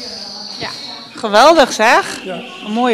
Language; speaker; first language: Dutch; native; Dutch